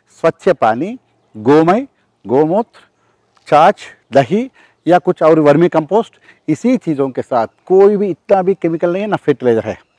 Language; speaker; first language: Hindi; non-native, local second language; Telugu